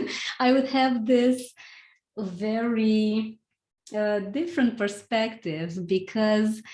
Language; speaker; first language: English; non-native, fluent; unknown